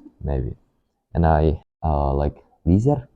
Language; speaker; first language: English; non-native, learner; Japanese